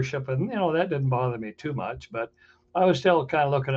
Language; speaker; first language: English; native; English